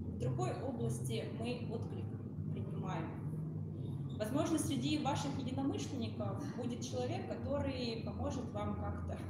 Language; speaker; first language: Russian; native; Russian